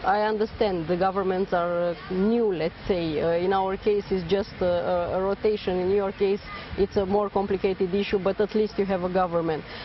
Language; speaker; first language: English; non-native, fluent; Romanian